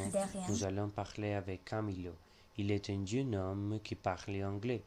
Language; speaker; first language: French; non-native, learner; Spanish